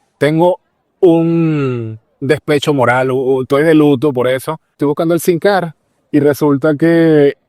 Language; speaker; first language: Spanish; native; Spanish